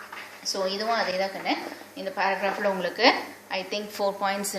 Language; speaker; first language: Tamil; native; Tamil